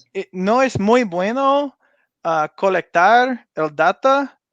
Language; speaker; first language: Spanish; non-native, learner; English